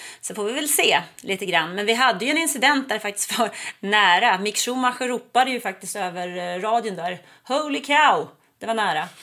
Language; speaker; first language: Swedish; native; Swedish